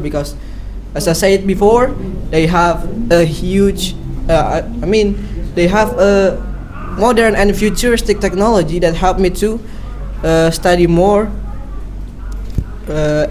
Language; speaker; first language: English; non-native, learner; Indonesian